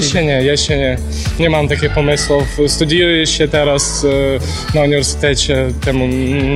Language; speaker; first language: Polish; non-native, learner; Ukrainian